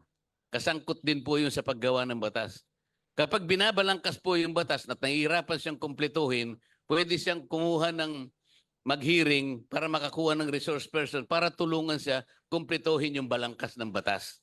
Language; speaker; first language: Filipino; native; Filipino